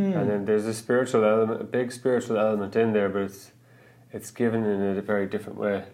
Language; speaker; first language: English; native; English